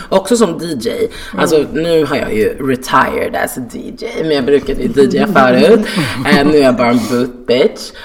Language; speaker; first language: Swedish; native; Swedish